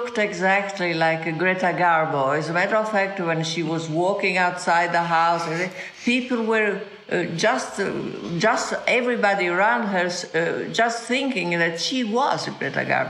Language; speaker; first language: English; non-native, fluent; Italian